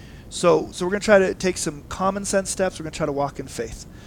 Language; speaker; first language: English; native; English